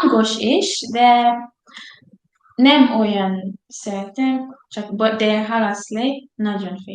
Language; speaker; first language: Hungarian; non-native, learner; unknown